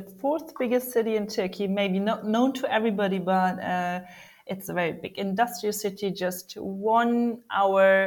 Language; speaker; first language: English; non-native, fluent; German